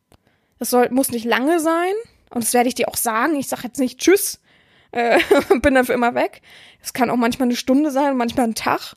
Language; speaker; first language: German; native; German